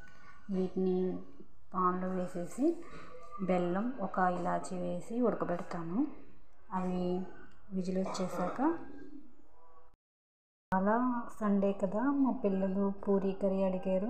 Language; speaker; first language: Telugu; native; Telugu